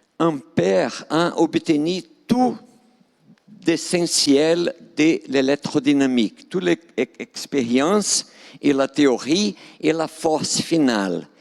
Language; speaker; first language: French; non-native, fluent; Portuguese